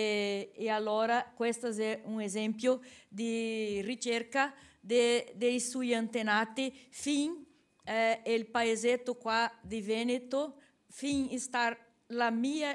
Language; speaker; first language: Italian; non-native, learner; Portuguese